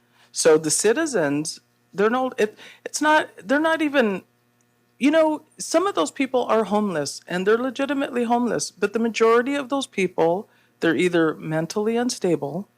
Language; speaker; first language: English; native; English